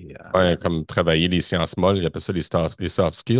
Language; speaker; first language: French; native; French